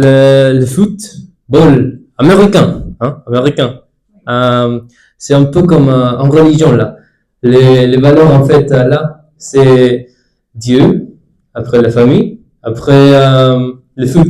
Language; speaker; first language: French; non-native, fluent; English